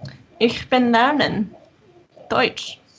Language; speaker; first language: German; non-native, learner; English